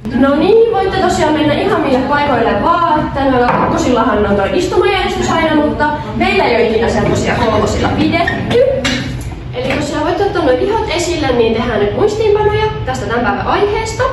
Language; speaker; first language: Finnish; native; Finnish